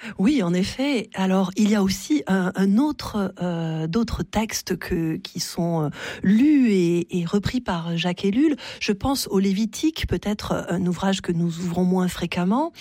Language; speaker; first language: French; native; French